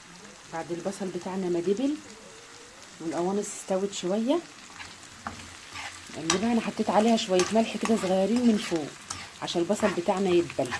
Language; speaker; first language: Arabic; native; Arabic